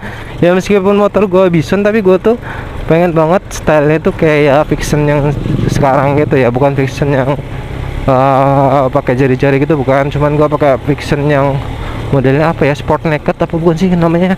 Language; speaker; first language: Indonesian; native; Indonesian